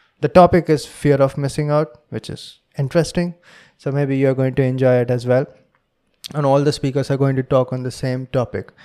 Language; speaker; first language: English; non-native, local second language; Hindi